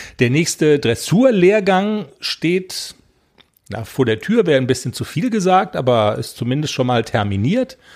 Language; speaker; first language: German; native; German